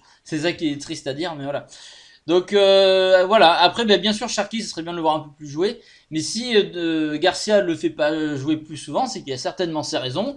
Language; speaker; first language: French; native; French